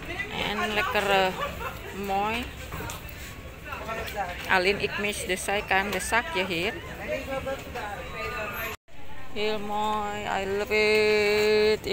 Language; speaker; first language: Dutch; non-native, learner; Indonesian